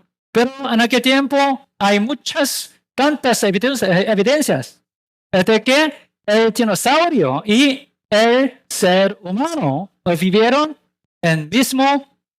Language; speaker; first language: Spanish; non-native, learner; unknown